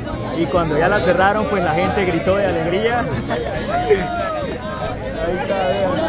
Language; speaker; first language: Spanish; native; Spanish